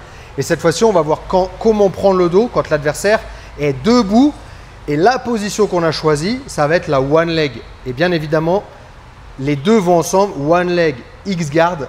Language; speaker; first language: French; native; French